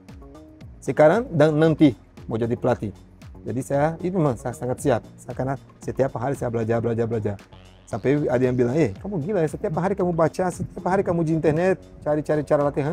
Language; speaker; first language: Indonesian; non-native, learner; Portuguese